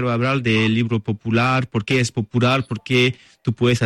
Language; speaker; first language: Spanish; non-native, learner; French